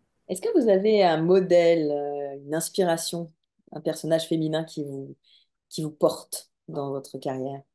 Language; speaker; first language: French; native; French